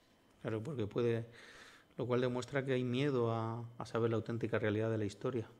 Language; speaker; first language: Spanish; native; Spanish